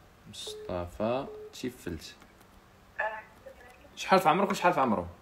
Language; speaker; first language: Arabic; native; Arabic